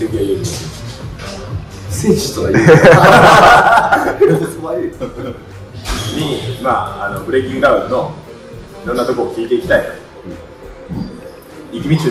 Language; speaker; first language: Japanese; native; Japanese